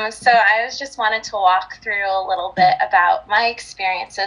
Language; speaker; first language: English; native; English